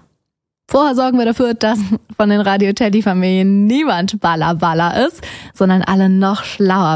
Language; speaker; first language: German; native; German